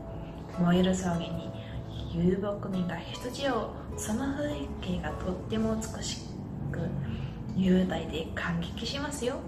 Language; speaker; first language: Japanese; non-native, fluent; Mongolian